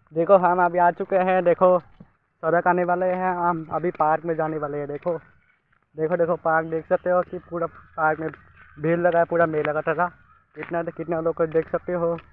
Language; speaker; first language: Hindi; native; Hindi